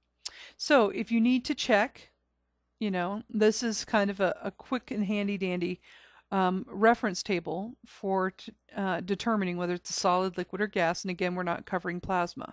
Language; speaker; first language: English; native; English